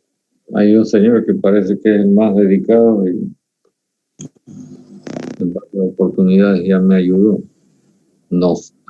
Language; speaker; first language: Spanish; native; Spanish